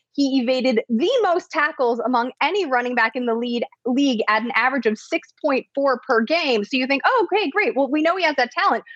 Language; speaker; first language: English; native; English